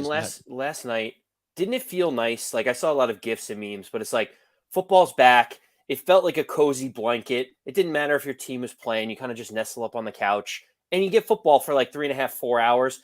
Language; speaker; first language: English; native; English